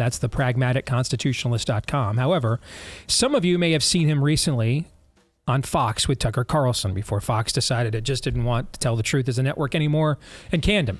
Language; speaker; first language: English; native; English